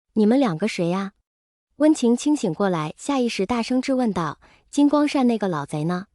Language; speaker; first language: Chinese; native; Chinese